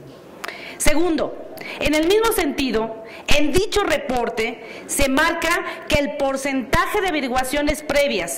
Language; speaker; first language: Spanish; native; Spanish